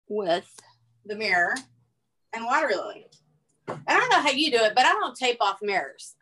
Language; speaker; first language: English; native; English